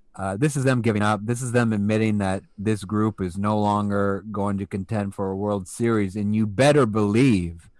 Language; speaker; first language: English; native; English